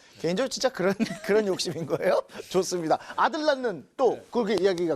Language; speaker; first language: Korean; native; Korean